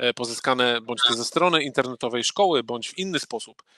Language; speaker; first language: Polish; native; Polish